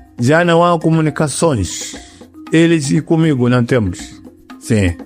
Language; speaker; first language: Portuguese; non-native, local second language; Yao